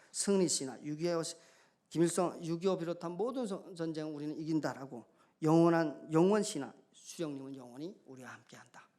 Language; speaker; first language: Korean; native; Korean